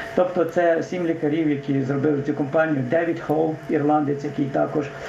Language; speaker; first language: Ukrainian; native; Ukrainian